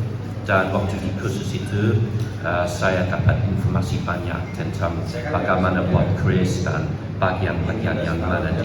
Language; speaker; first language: Indonesian; non-native, learner; English